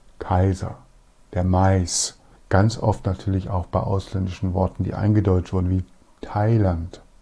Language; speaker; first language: German; native; German